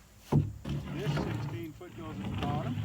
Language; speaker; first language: English; native; English